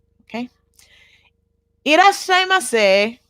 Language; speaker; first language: Japanese; non-native, fluent; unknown